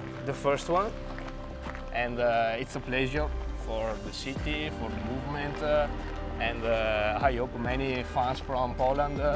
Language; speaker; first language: English; non-native, learner; Italian